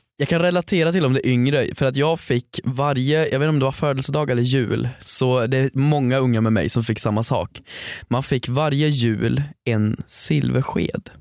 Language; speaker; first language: Swedish; native; Swedish